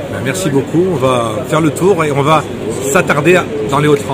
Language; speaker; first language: French; native; French